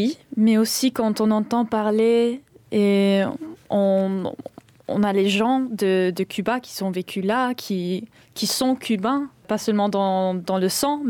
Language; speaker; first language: French; early bilingual, other home language; Spanish